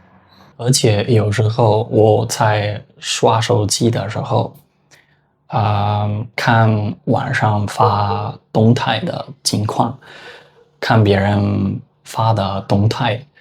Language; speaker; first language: Chinese; non-native, fluent; Spanish